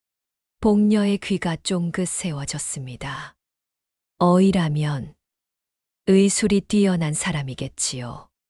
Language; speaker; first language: Korean; native; Korean